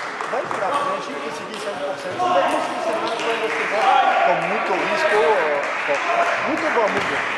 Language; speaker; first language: Portuguese; non-native, fluent; French